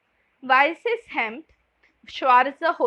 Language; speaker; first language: German; non-native, fluent; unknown